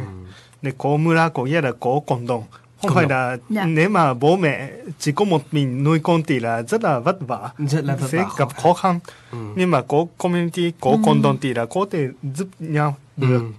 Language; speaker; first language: Vietnamese; non-native, learner; Japanese